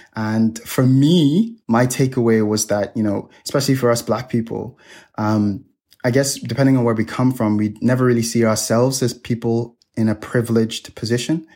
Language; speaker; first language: English; native; English